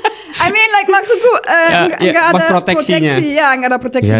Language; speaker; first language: Indonesian; non-native, fluent; German